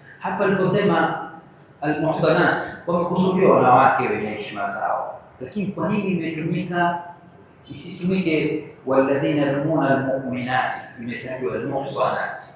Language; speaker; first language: Swahili; native; Swahili